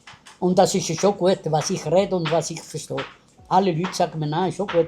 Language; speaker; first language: German; non-native, learner; Italian